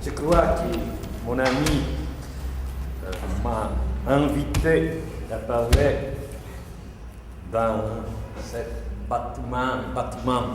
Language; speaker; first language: French; non-native, fluent; Italian